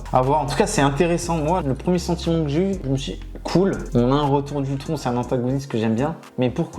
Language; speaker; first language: French; native; French